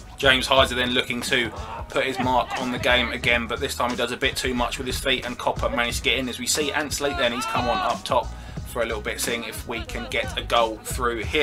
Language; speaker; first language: English; native; English